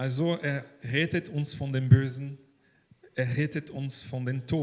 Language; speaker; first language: German; non-native, fluent; Portuguese